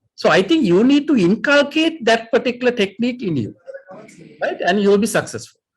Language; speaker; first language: English; non-native, local second language; Sinhala